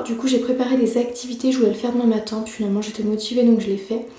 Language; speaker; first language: French; native; French